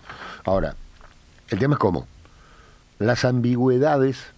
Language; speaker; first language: Spanish; native; Spanish